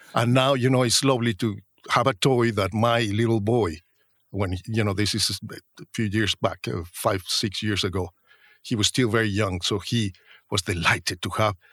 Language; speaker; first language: English; non-native, fluent; Spanish